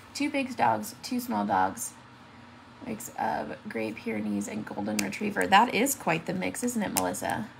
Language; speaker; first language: English; native; English